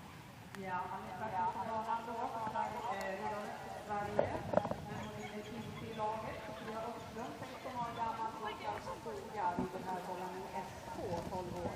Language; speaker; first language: Swedish; native; Swedish